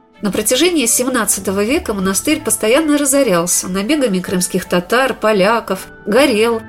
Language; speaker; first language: Russian; native; Russian